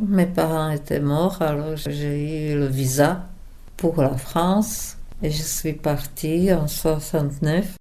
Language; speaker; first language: French; non-native, fluent; Czech